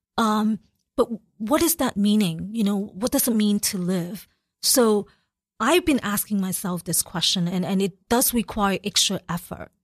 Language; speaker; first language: English; early bilingual, other home language; Cantonese